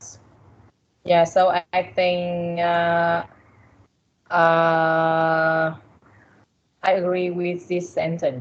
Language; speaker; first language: English; non-native, learner; Vietnamese